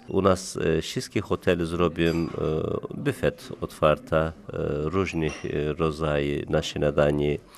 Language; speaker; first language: Polish; non-native, learner; Turkish